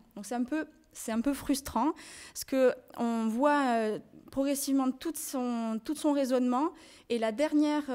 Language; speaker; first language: French; native; French